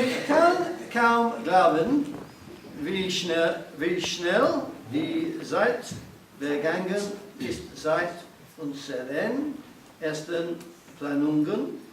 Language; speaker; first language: German; non-native, learner; English